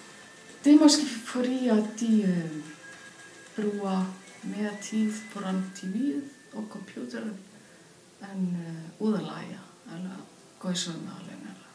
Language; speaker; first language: Danish; non-native, fluent; Icelandic